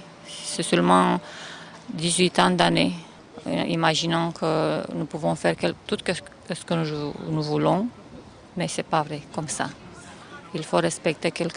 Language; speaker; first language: French; non-native, fluent; Romanian